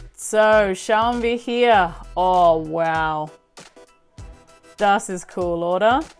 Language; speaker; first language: German; non-native, learner; English